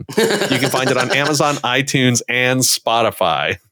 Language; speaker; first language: English; native; English